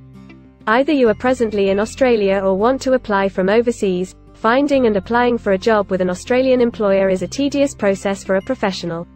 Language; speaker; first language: English; non-native, local second language; Hindi